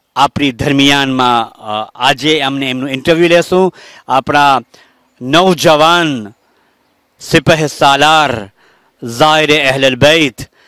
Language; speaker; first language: Gujarati; early bilingual, heritage; Gujarati